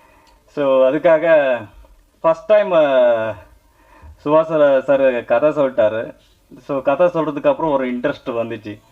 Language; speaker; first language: Tamil; non-native, learner; Kannada